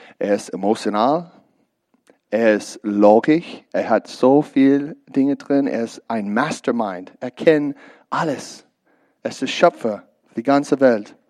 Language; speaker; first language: German; non-native, learner; English